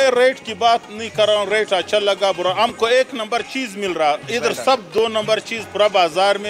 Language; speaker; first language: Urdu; non-native, local second language; Pashto